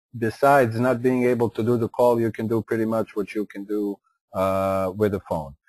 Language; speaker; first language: English; non-native, fluent; Croatian